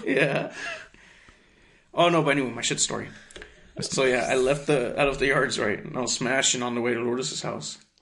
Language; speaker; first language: English; early bilingual, other home language; Spanish